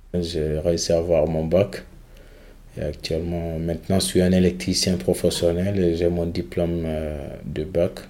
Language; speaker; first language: French; non-native, local second language; Fula